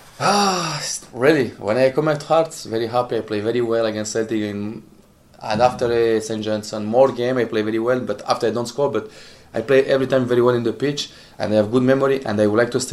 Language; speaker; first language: English; non-native, learner; Italian